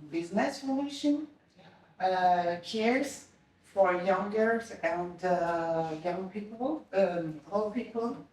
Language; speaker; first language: English; non-native, learner; French